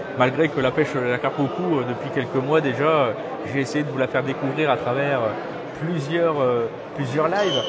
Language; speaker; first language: French; native; French